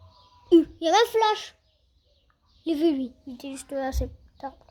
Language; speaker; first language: French; native; French